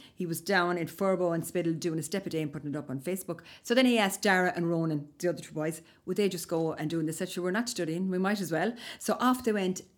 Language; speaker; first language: English; native; English